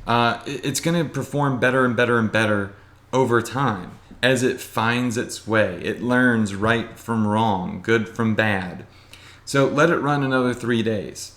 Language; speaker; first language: English; native; English